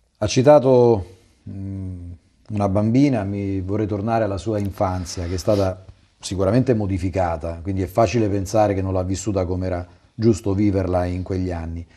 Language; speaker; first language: Italian; native; Italian